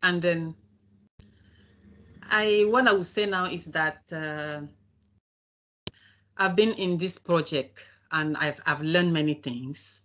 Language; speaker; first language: English; non-native, learner; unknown